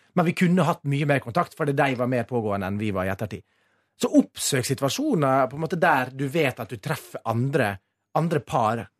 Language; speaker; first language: Norwegian; native; Norwegian